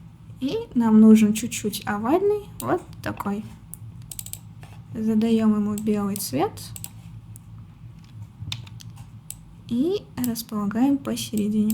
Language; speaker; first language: Russian; native; Russian